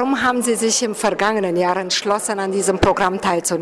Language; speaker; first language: German; native; German